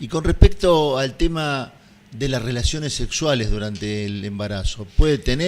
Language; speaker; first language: Spanish; native; Spanish